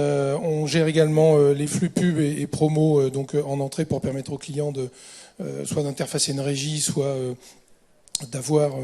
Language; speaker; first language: French; native; French